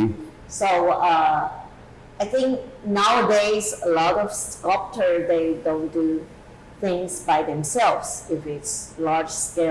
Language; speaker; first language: English; non-native, fluent; Chinese